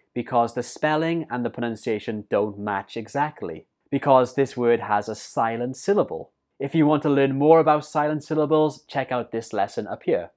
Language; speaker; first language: English; native; English